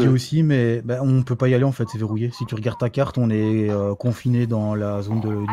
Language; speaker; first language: French; native; French